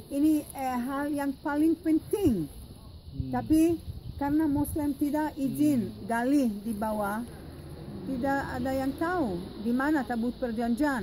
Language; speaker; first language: Indonesian; non-native, fluent; Hebrew